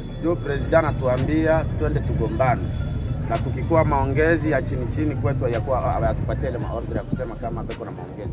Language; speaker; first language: Swahili; native; Swahili